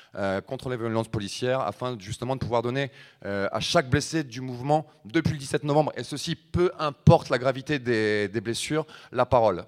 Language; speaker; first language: French; native; French